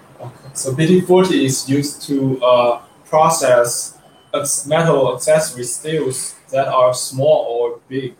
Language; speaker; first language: English; non-native, learner; Chinese